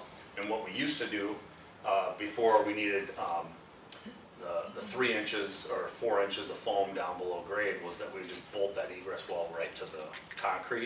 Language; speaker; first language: English; native; English